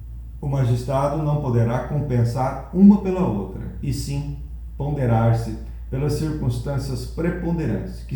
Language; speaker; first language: Portuguese; native; Portuguese